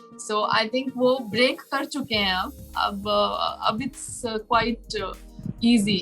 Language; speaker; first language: Hindi; native; Hindi